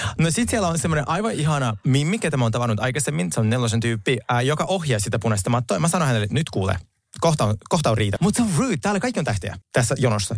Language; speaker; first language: Finnish; non-native, fluent; Russian